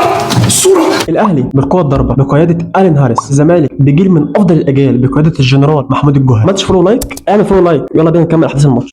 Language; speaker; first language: Arabic; native; Arabic